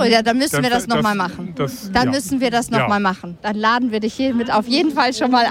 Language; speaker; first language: German; native; German